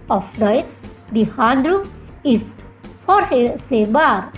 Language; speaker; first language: German; non-native, fluent; Indonesian